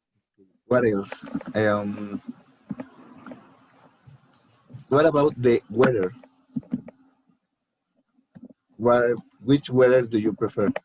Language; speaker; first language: English; non-native, learner; Spanish